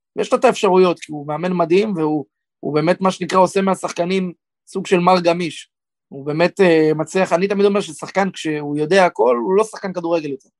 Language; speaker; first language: Hebrew; native; Hebrew